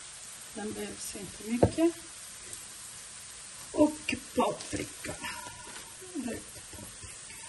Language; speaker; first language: Swedish; non-native, learner; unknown